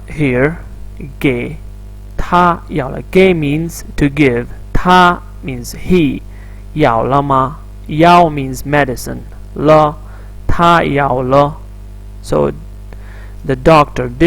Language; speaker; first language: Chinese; non-native, fluent; Urdu